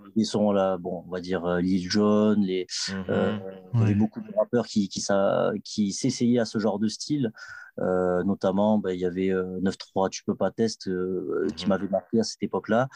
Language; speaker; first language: French; native; French